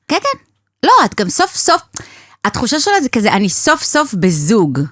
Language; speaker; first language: Hebrew; native; Hebrew